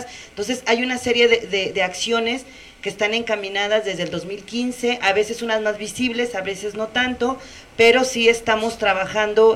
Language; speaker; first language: Spanish; native; Spanish